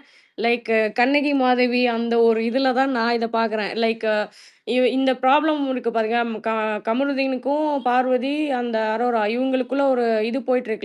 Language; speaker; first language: Tamil; native; Tamil